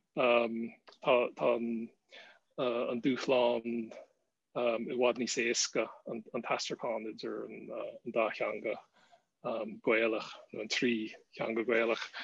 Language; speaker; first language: Irish; non-native, fluent; English